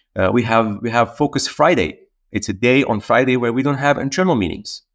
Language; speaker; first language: English; non-native, fluent; Arabic